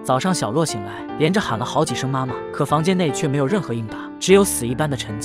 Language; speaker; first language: Chinese; native; Chinese